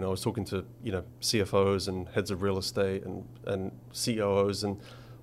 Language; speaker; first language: English; native; English